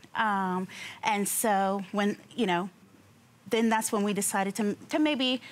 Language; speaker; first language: English; native; English